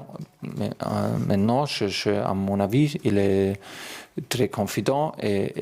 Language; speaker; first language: French; non-native, learner; German